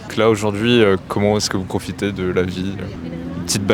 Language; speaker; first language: French; native; French